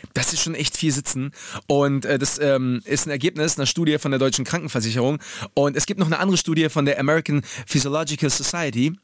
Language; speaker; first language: German; early bilingual, other home language; Polish